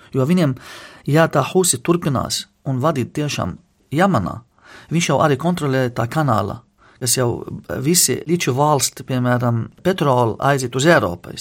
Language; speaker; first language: Latvian; non-native, fluent; Arabic